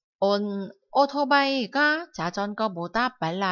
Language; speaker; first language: Korean; non-native, fluent; Vietnamese